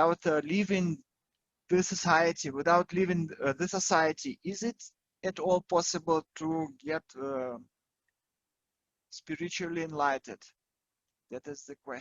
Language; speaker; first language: English; non-native, fluent; Russian